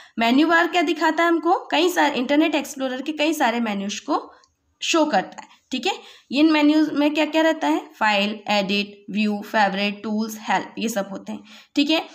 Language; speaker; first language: Hindi; native; Hindi